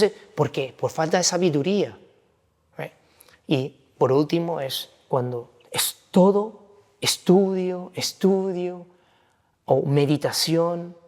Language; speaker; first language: Spanish; non-native, fluent; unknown